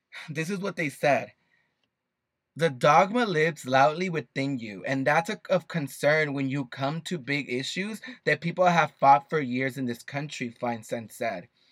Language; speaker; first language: English; early bilingual, other home language; Spanish